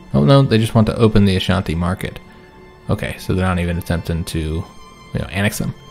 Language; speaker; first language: English; native; English